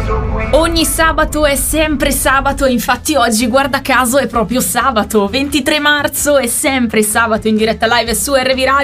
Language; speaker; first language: Italian; native; Italian